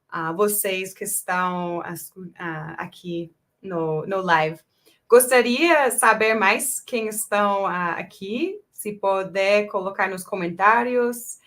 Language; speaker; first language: Portuguese; non-native, fluent; English